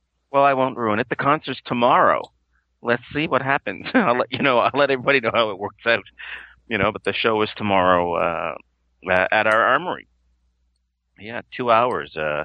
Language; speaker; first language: English; native; English